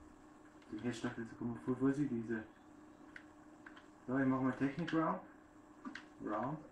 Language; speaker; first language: German; native; German